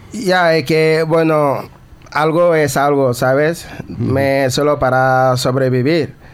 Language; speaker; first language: Spanish; non-native, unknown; Wolof